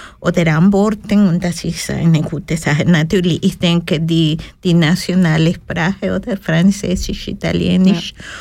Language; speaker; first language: German; non-native, learner; Spanish